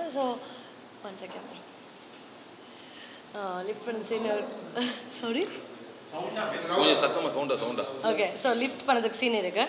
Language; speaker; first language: Tamil; non-native, learner; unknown